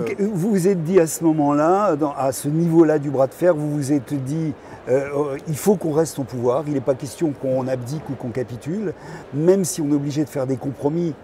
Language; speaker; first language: French; native; French